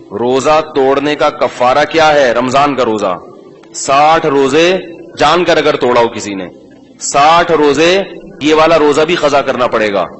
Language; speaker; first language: Urdu; native; Urdu